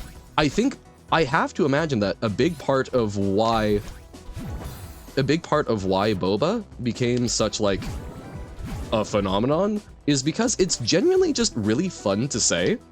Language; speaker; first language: English; native; English